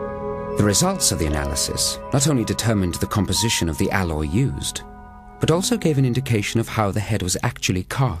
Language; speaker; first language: English; native; English